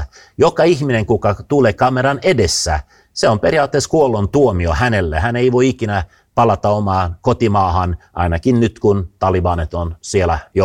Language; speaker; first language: Finnish; non-native, fluent; Swedish